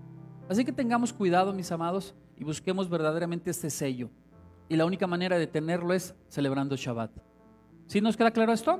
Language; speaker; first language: Spanish; native; Spanish